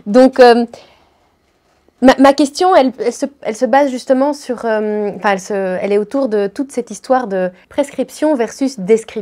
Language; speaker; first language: French; native; French